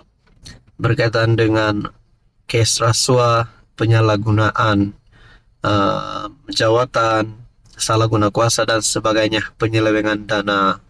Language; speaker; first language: Malay; native; Malay